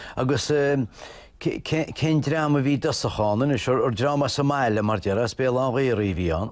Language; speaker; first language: Irish; native; Irish